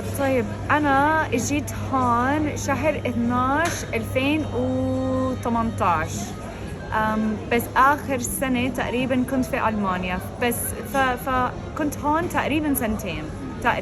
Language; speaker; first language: Arabic; non-native, fluent; English